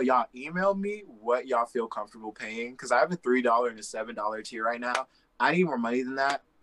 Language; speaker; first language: English; native; English